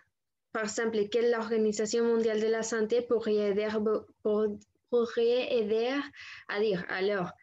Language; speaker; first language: French; non-native, learner; Spanish